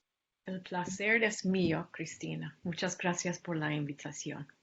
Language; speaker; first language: Spanish; non-native, fluent; English